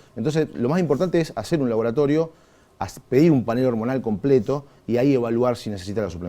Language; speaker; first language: Spanish; native; Spanish